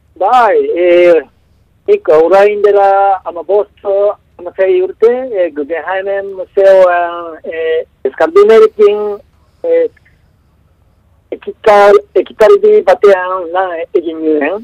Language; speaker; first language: Basque; non-native, learner; Japanese